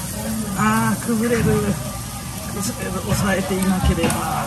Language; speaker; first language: Japanese; native; Japanese